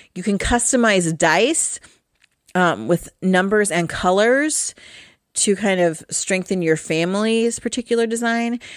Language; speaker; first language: English; native; English